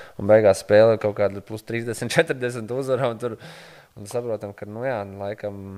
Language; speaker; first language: Latvian; native; Latvian